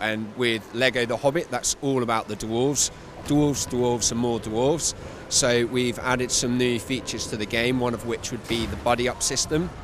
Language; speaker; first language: English; native; English